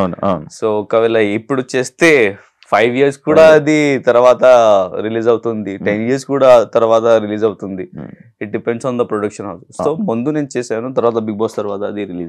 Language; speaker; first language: Telugu; non-native, learner; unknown